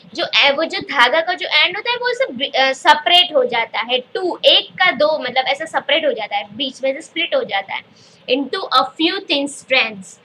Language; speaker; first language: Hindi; native; Hindi